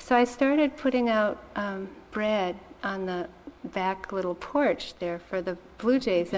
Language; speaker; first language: English; native; English